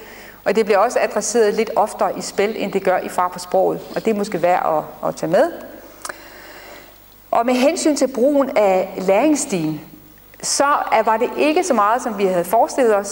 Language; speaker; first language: Danish; native; Danish